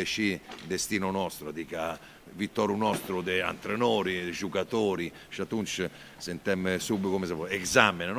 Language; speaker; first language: Romanian; non-native, learner; Italian